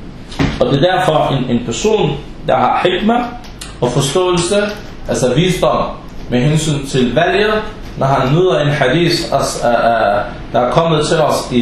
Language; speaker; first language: Danish; non-native, fluent; Arabic